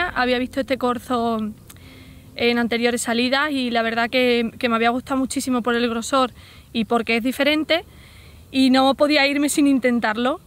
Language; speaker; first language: Spanish; native; Spanish